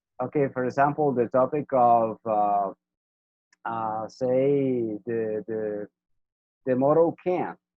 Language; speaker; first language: English; non-native, fluent; Spanish